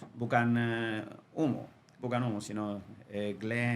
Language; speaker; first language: Indonesian; non-native, fluent; Spanish